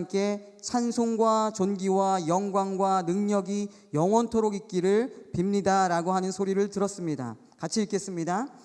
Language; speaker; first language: Korean; native; Korean